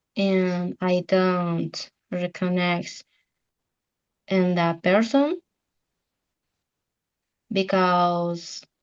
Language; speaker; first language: English; non-native, learner; Spanish